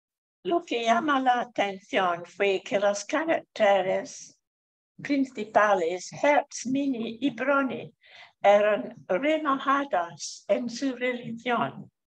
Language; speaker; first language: Spanish; non-native, fluent; English